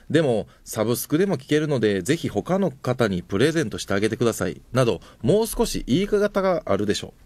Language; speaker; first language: Japanese; native; Japanese